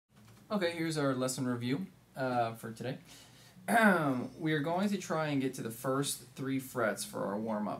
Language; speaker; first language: English; native; English